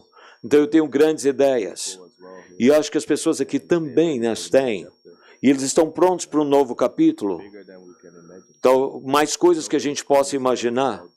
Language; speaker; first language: Portuguese; non-native, fluent; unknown